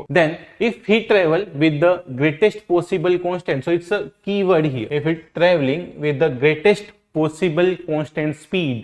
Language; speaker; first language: English; non-native, local second language; Hindi